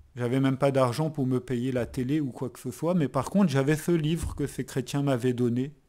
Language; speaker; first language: French; native; French